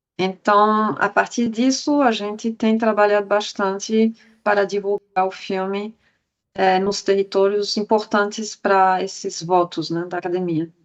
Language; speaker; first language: Portuguese; non-native, fluent; French